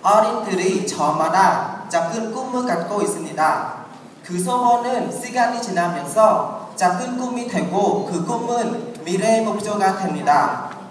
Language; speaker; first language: Korean; non-native, learner; Khmer